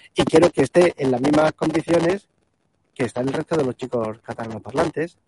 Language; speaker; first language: Spanish; native; Spanish